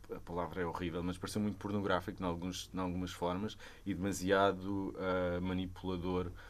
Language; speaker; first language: Portuguese; native; Portuguese